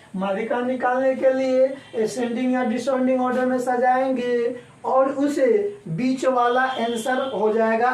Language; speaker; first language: Hindi; native; Hindi